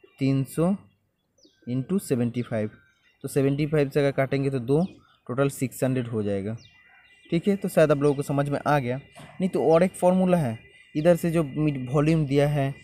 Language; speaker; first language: Hindi; non-native, local second language; Bangla